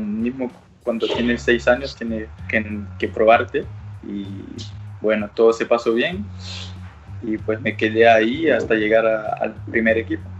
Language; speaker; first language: Spanish; early bilingual, other home language; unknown